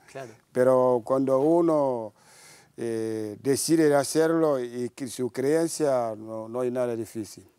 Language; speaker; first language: Spanish; non-native, learner; Wolof